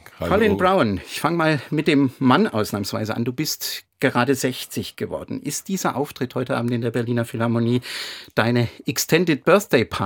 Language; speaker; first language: German; native; German